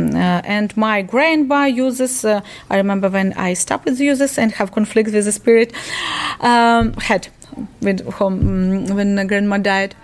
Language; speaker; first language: English; non-native, learner; Ukrainian